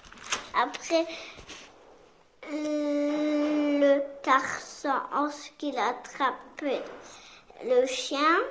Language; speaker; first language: French; non-native, local second language; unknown